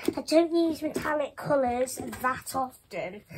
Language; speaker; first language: English; native; English